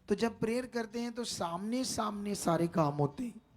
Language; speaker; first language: Hindi; non-native, local second language; Punjabi